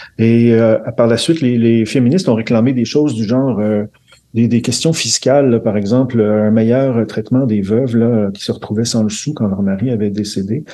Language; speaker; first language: French; native; French